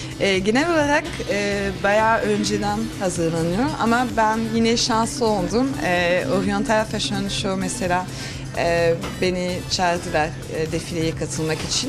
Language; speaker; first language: Turkish; early bilingual, heritage; Turkish